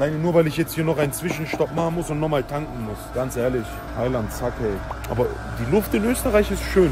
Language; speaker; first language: German; early bilingual, other home language; Turkish